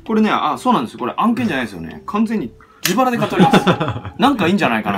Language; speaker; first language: Japanese; native; Japanese